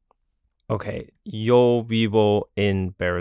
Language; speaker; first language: Spanish; non-native, learner; English